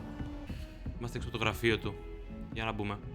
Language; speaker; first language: Greek; native; Greek